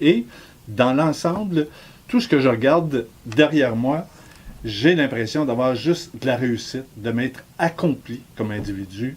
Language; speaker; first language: French; native; French